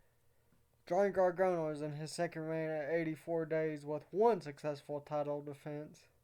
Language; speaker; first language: English; native; English